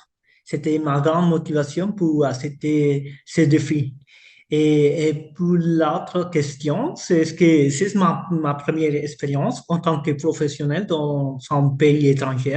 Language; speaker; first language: French; non-native, fluent; Spanish